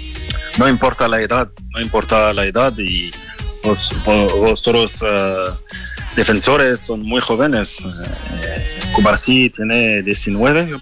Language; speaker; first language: Spanish; non-native, fluent; French